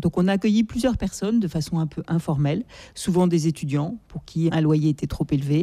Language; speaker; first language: French; native; French